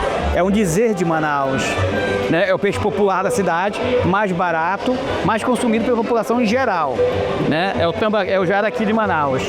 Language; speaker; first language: Portuguese; native; Portuguese